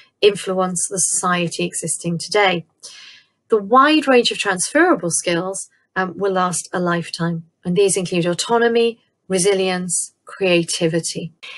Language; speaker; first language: English; native; English